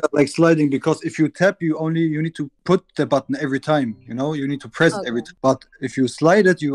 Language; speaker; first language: English; non-native, fluent; German